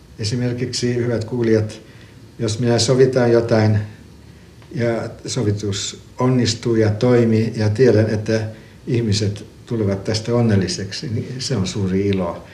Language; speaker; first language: Finnish; early bilingual, other home language; Russian